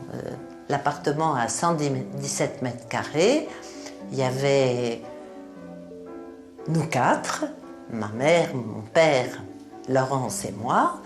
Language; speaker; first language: French; native; French